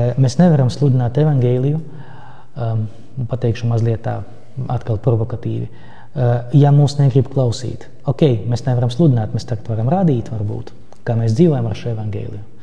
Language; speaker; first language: Latvian; non-native, local second language; Russian